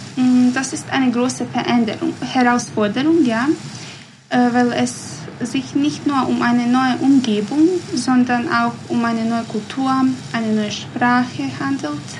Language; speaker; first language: German; non-native, learner; Bosnian